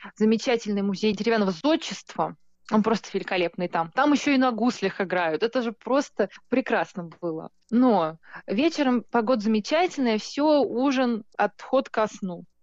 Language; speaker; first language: Russian; native; Russian